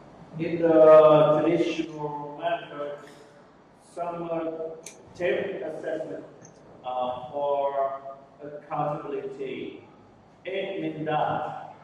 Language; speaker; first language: English; non-native, learner; Vietnamese